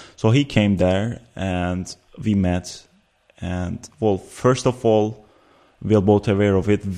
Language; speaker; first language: English; non-native, fluent; Turkish